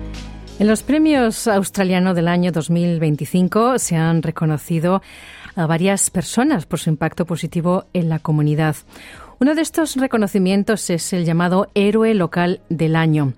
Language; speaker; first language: Spanish; native; Spanish